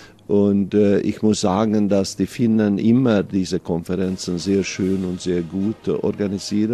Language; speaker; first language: German; non-native, fluent; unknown